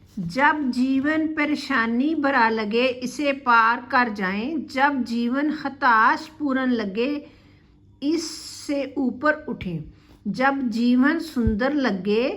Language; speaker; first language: Hindi; non-native, local second language; Punjabi